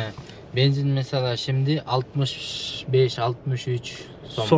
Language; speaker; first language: Turkish; non-native, learner; Kyrgyz